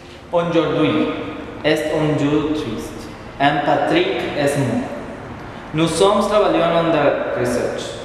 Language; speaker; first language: French; non-native, learner; Spanish